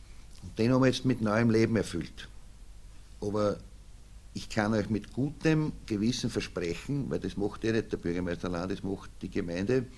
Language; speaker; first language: German; native; German